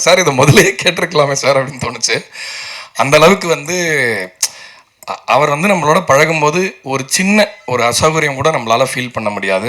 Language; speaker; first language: Tamil; native; Tamil